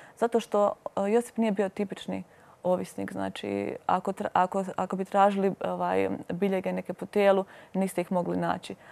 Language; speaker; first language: Croatian; native; Croatian